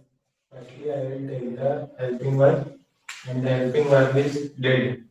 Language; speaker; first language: English; non-native, learner; Hindi